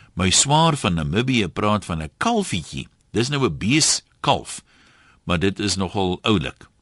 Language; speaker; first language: Afrikaans; native; Afrikaans